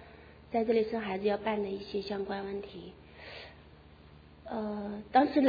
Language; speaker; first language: Chinese; native; Chinese